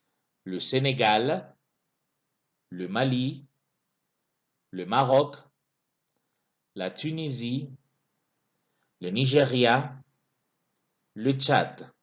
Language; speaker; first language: French; non-native, fluent; Spanish